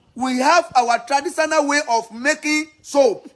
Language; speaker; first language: English; non-native, local second language; Yoruba